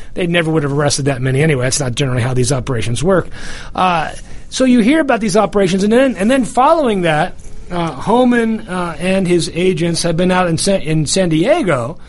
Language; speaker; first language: English; native; English